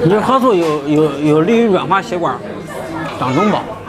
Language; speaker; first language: Chinese; native; Chinese